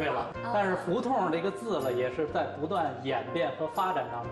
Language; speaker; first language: Chinese; native; Chinese